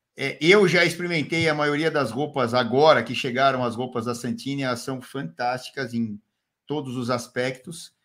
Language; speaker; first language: Portuguese; native; Portuguese